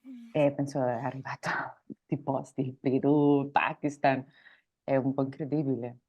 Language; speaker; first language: Italian; non-native, learner; Spanish